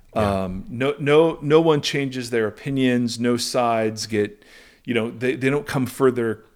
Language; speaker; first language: English; native; English